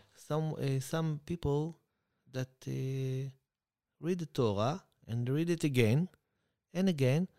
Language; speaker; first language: English; non-native, fluent; Hebrew